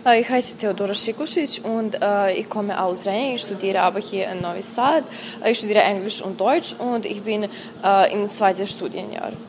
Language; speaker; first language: German; non-native, learner; Serbian